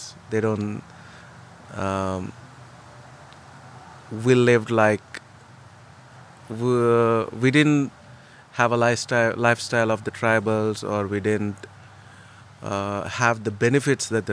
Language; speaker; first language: English; non-native, local second language; Telugu